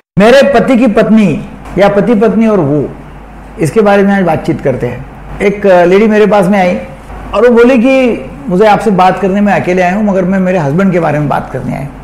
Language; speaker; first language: Hindi; non-native, local second language; Marathi